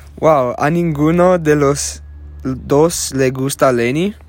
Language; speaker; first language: Spanish; non-native, learner; English